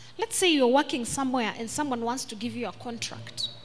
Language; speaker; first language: English; non-native, local second language; Swahili